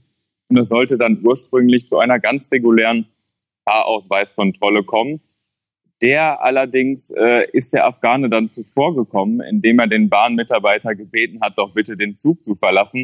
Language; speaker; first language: German; native; German